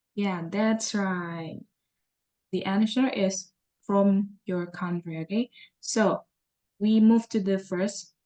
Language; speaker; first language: English; non-native, learner; Indonesian